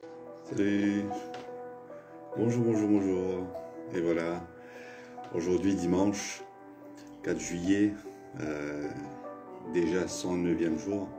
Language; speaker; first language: French; non-native, local second language; Morisyen